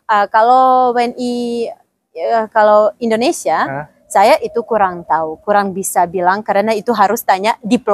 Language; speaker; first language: Indonesian; non-native, fluent; Ukrainian